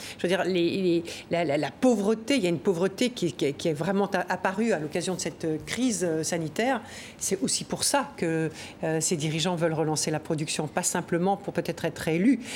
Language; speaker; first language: French; native; French